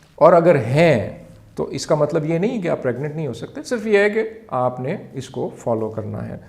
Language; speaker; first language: Urdu; native; Urdu